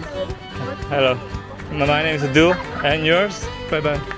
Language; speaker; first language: English; non-native, learner; Korean